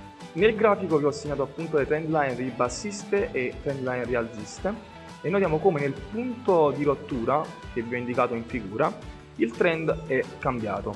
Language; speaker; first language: Italian; native; Italian